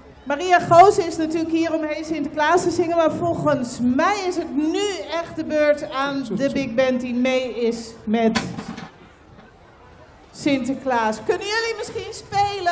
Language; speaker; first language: Dutch; native; Dutch